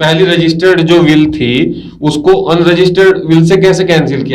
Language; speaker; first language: Hindi; native; Hindi